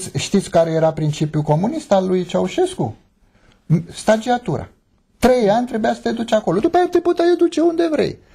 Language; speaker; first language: Romanian; native; Romanian